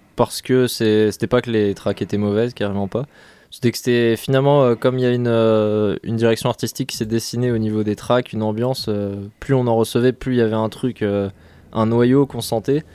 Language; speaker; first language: French; native; French